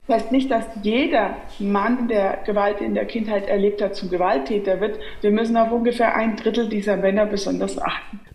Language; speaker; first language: German; native; German